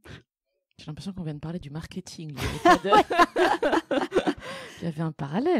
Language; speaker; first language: French; native; French